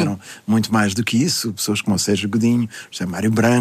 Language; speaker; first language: Portuguese; native; Portuguese